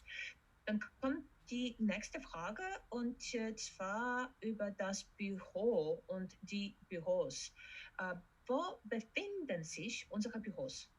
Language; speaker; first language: German; non-native, fluent; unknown